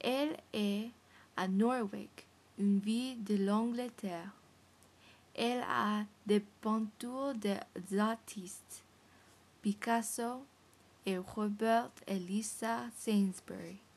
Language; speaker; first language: French; non-native, learner; English